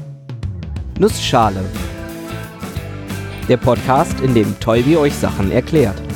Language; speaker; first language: German; native; German